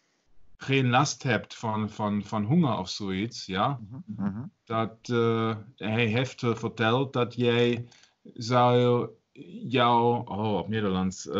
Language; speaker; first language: Dutch; non-native, learner; German